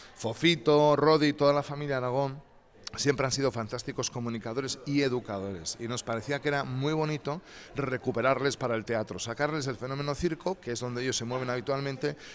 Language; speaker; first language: Spanish; native; Spanish